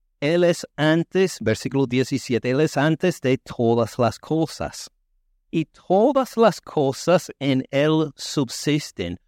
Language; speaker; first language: Spanish; non-native, fluent; English